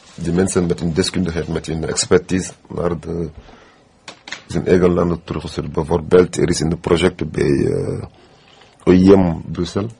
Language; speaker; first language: Dutch; non-native, fluent; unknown